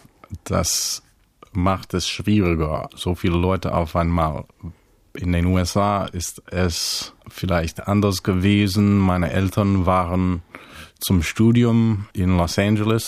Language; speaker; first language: German; non-native, fluent; English